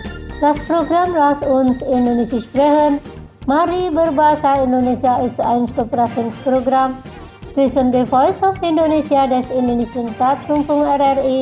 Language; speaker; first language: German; non-native, fluent; Indonesian